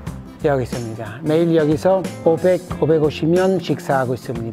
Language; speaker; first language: Korean; non-native, fluent; Italian